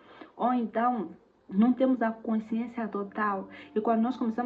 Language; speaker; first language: Portuguese; native; Portuguese